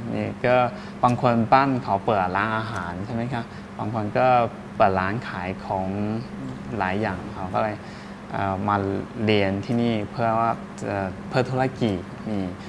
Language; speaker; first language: Thai; non-native, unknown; Chinese